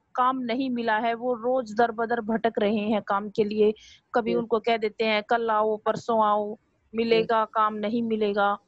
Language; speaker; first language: Hindi; native; Hindi